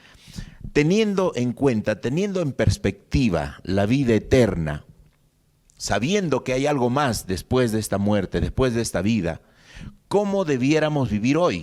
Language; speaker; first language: Spanish; native; Spanish